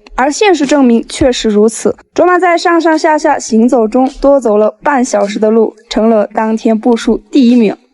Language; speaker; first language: Chinese; non-native, local second language; Tibetan